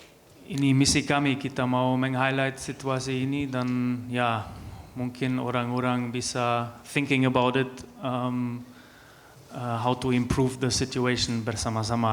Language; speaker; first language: Indonesian; non-native, learner; German